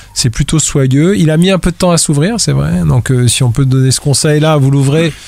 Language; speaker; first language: French; native; French